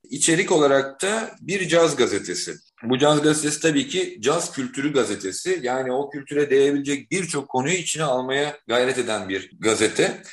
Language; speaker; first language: Turkish; native; Turkish